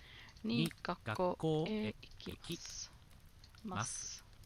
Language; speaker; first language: Japanese; non-native, learner; English